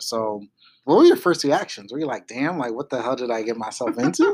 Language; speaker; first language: English; native; English